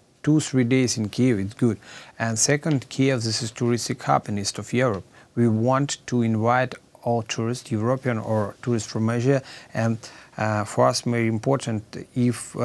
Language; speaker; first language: English; non-native, learner; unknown